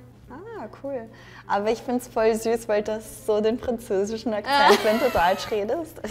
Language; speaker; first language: German; early bilingual, other home language; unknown